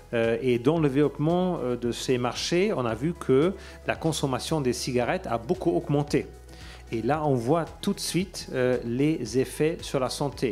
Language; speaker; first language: French; non-native, fluent; German